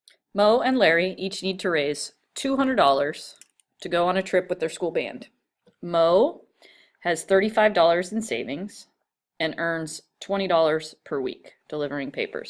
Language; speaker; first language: English; native; English